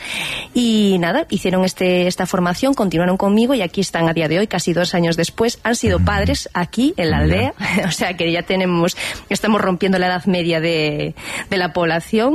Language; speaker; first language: Spanish; native; Spanish